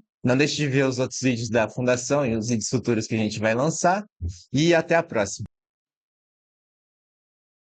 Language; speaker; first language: Portuguese; native; Portuguese